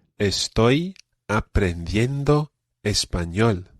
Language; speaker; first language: Spanish; non-native, fluent; English